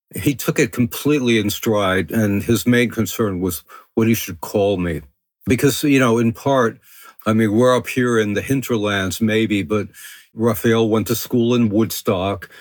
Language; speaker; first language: English; early bilingual, other home language; French